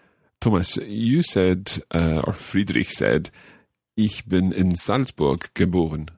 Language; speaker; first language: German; non-native, learner; English